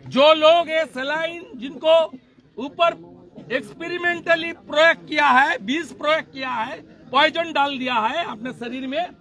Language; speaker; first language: Hindi; non-native, local second language; Bangla